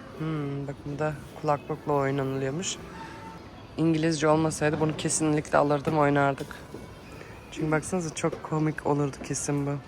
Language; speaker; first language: Turkish; early bilingual, heritage; Turkish